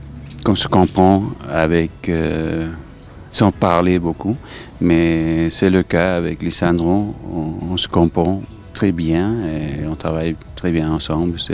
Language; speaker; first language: French; non-native, fluent; English